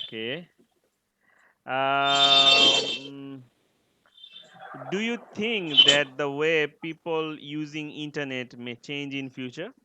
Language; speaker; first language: English; non-native, learner; Bangla